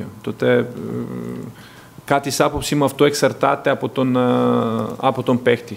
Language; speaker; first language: Greek; non-native, fluent; Serbian